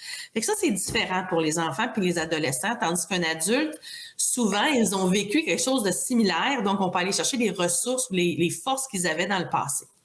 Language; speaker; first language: French; native; French